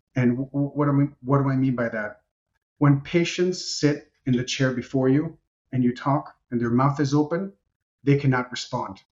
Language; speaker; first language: English; non-native, fluent; Romanian